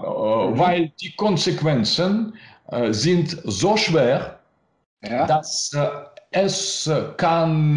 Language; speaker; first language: German; non-native, learner; Russian